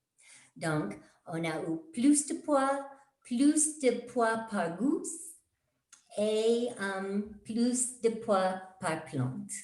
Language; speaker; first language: French; non-native, fluent; English